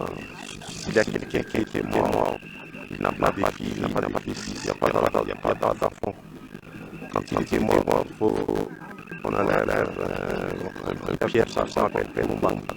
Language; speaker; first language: French; non-native, local second language; Malagasy